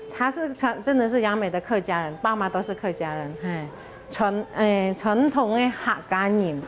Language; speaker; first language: Chinese; early bilingual, heritage; Hakka Chinese